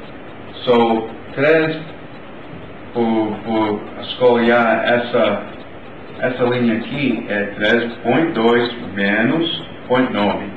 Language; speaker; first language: Portuguese; non-native, learner; English